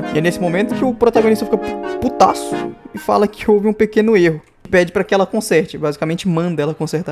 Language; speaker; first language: Portuguese; native; Portuguese